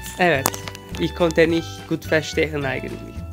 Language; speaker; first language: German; non-native, learner; Turkish